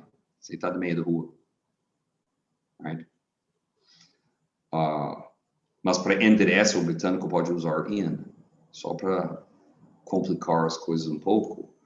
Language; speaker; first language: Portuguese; non-native, fluent; English